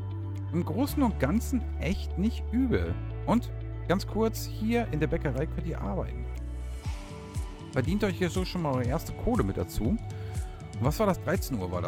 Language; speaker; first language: German; native; German